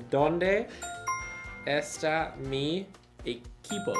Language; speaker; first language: Spanish; non-native, learner; English